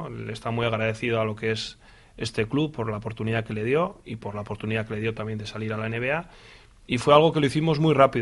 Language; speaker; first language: Spanish; native; Spanish